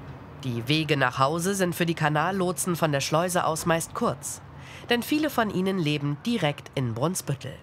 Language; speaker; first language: German; native; German